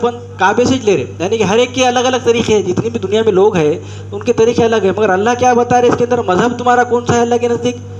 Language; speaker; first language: Urdu; native; Urdu